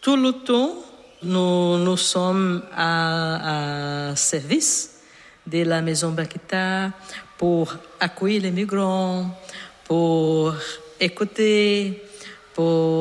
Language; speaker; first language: French; non-native, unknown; Portuguese